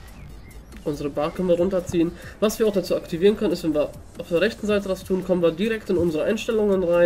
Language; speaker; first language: German; native; German